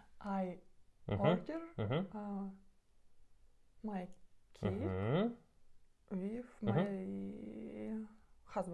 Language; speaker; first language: English; non-native, learner; Russian